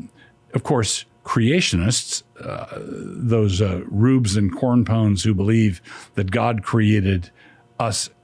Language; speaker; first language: English; native; English